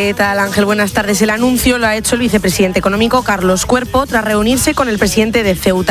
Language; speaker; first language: Spanish; native; Spanish